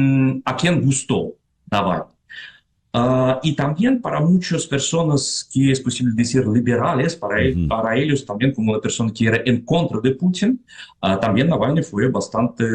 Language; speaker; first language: Spanish; non-native, fluent; Russian